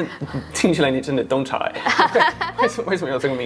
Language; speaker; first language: Chinese; non-native, fluent; Swedish